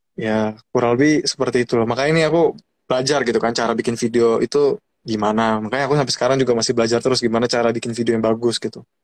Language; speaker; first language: Indonesian; native; Indonesian